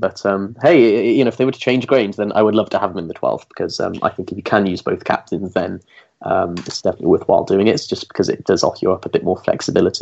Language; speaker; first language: English; native; English